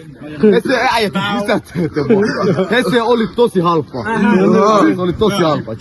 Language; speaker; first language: Finnish; non-native, learner; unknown